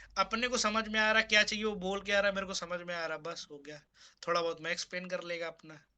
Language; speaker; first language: Hindi; native; Hindi